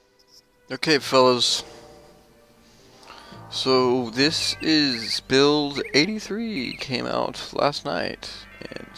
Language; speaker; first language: English; native; English